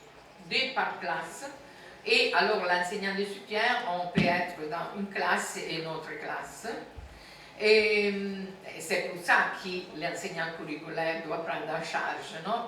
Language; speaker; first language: French; non-native, fluent; Italian